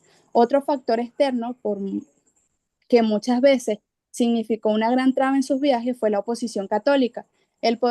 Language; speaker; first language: Spanish; native; Spanish